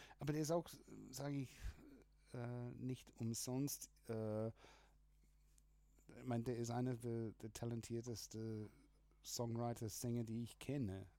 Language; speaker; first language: German; non-native, fluent; English